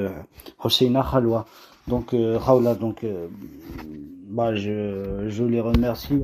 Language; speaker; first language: French; non-native, local second language; Kabyle